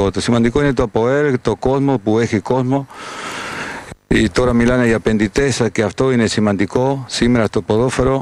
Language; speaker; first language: Greek; non-native, fluent; Spanish